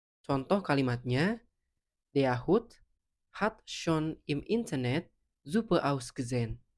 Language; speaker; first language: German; non-native, fluent; Indonesian